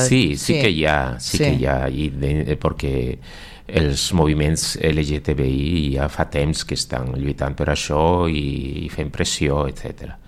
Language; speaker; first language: Catalan; non-native, fluent; Spanish